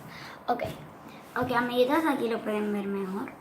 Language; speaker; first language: Spanish; early bilingual, heritage; Spanish